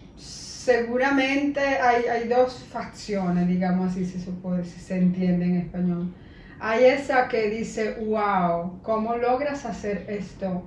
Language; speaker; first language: Spanish; native; Spanish